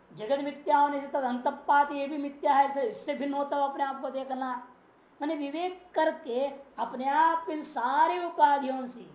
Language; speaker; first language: Hindi; non-native, local second language; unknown